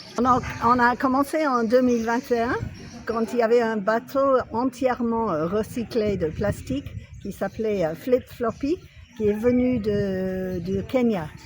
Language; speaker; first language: French; non-native, fluent; English